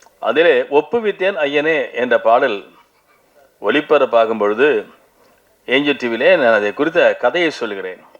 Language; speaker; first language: Tamil; native; Tamil